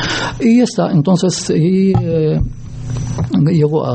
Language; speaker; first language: Spanish; non-native, learner; Arabic